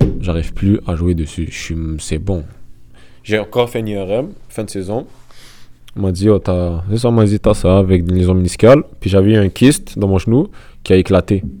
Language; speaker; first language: French; native; French